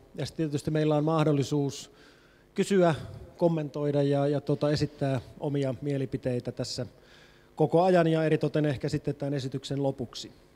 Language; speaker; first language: Finnish; native; Finnish